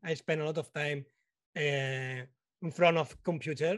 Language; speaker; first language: English; non-native, learner; Spanish